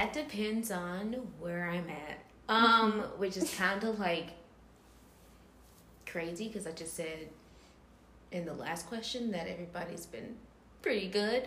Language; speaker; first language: English; native; English